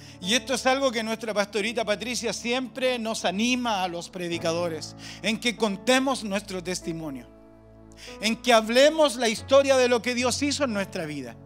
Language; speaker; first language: Spanish; native; Spanish